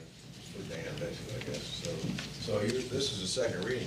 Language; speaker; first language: English; native; English